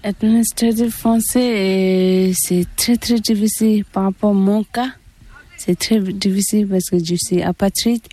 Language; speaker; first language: French; non-native, learner; Tibetan